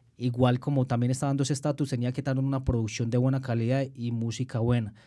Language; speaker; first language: Spanish; native; Spanish